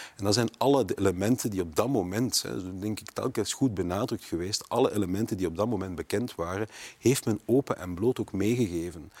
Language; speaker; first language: Dutch; native; Dutch